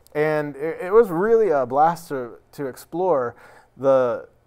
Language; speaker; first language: English; native; English